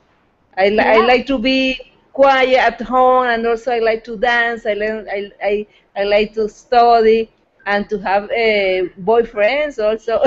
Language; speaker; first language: English; non-native, fluent; Spanish